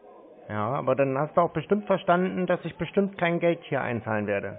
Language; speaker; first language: German; native; German